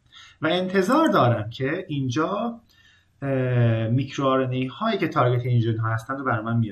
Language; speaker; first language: Persian; native; Persian